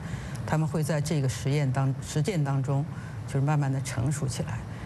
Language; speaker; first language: Chinese; native; Chinese